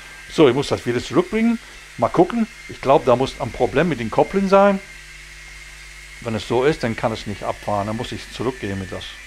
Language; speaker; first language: German; non-native, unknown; English